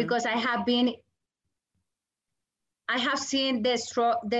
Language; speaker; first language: English; non-native, learner; Spanish